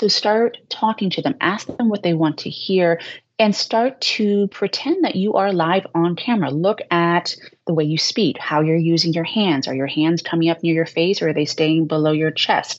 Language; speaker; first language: English; native; English